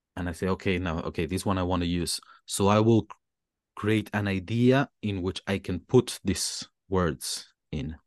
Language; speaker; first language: English; non-native, fluent; Spanish